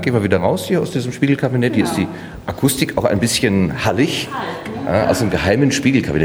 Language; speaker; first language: German; native; German